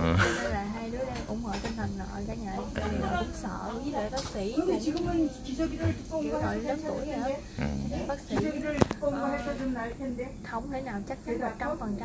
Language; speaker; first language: Vietnamese; native; Vietnamese